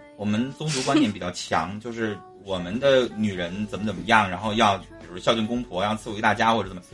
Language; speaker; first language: Chinese; native; Chinese